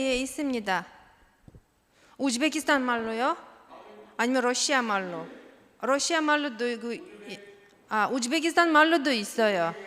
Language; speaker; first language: Korean; non-native, learner; Russian